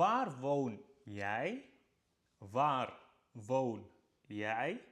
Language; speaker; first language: Dutch; non-native, fluent; Arabic